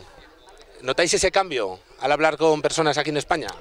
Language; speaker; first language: Spanish; native; Spanish